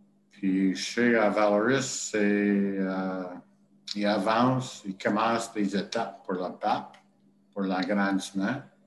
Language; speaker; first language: French; native; French